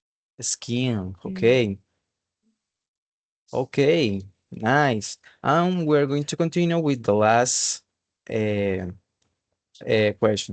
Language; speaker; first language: English; non-native, learner; Spanish